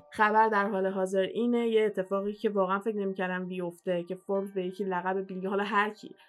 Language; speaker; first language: Persian; native; Persian